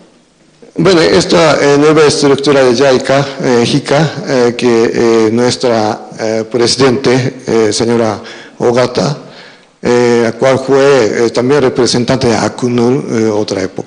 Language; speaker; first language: Spanish; non-native, fluent; Japanese